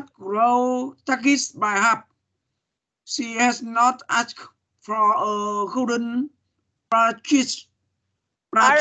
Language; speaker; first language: English; non-native, learner; Vietnamese